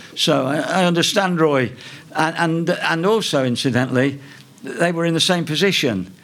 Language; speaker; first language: English; native; English